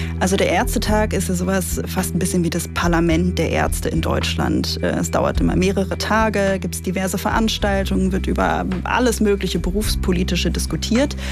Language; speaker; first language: German; native; German